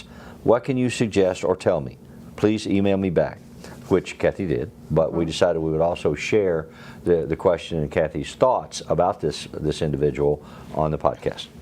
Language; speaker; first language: English; native; English